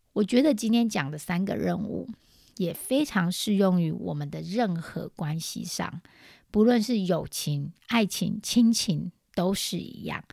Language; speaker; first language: Chinese; native; Chinese